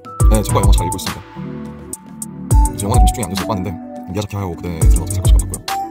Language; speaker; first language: Korean; native; Korean